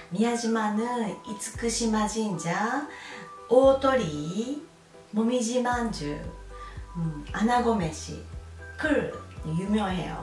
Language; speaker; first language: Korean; non-native, learner; Japanese